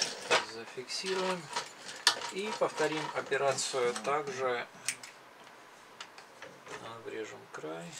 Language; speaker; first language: Russian; native; Russian